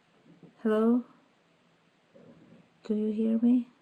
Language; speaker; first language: English; non-native, learner; Turkish